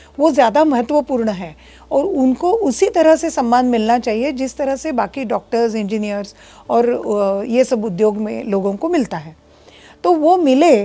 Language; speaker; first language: Hindi; non-native, local second language; Marathi